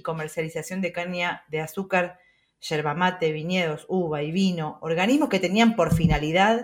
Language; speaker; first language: Spanish; native; Spanish